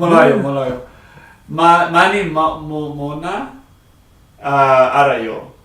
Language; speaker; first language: Korean; non-native, learner; English